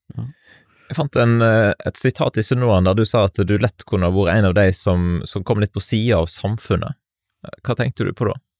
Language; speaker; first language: Norwegian; native; Norwegian